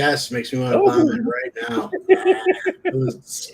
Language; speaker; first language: English; native; English